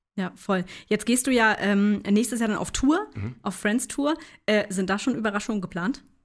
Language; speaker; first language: German; native; German